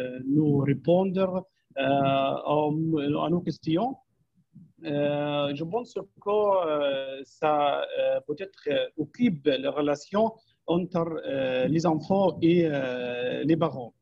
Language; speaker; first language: French; non-native, fluent; Arabic